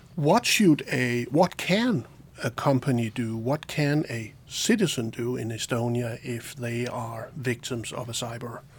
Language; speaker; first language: English; non-native, fluent; Danish